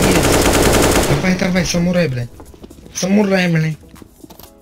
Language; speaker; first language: Russian; native; Russian